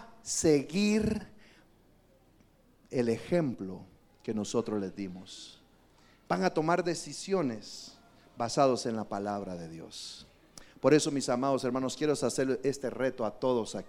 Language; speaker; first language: Spanish; native; Spanish